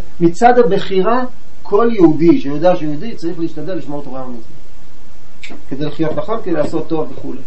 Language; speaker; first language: Hebrew; native; Hebrew